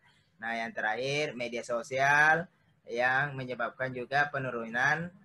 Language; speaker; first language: Indonesian; native; Indonesian